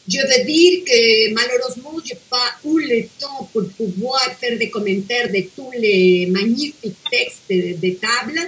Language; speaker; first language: French; non-native, fluent; Spanish